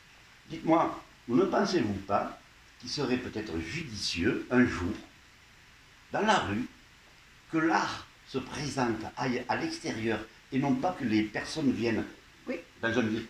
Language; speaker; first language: French; native; French